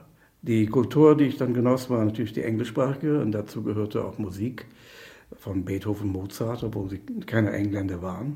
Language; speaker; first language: German; non-native, fluent; English